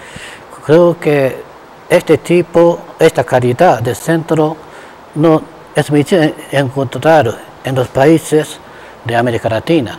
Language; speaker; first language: Spanish; non-native, fluent; Japanese